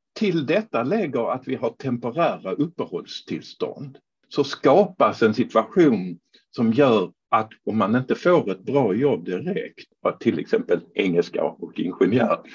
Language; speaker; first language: Swedish; non-native, fluent; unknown